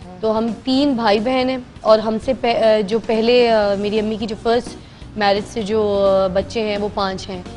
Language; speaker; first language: Urdu; native; Urdu